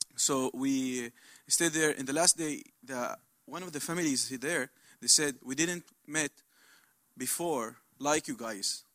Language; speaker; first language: English; non-native, learner; Arabic